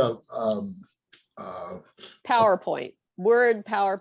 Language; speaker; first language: English; native; English